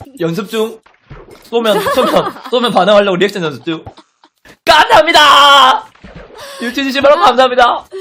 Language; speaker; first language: Korean; native; Korean